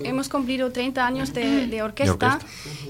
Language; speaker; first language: Spanish; non-native, fluent; German